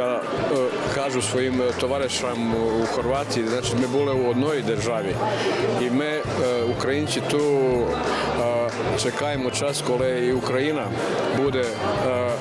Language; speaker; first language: Ukrainian; early bilingual, heritage; Ukrainian